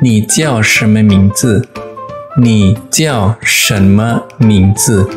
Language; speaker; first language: Chinese; non-native, fluent; Indonesian